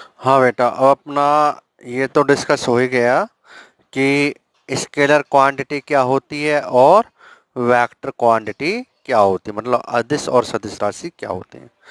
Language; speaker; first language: Hindi; native; Hindi